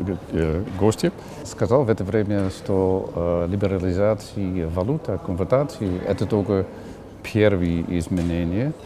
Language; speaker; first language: Russian; non-native, learner; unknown